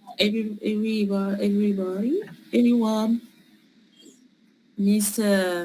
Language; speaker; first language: English; non-native, learner; French